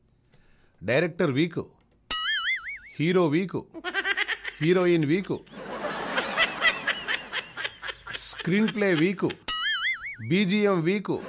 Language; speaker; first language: Telugu; native; Telugu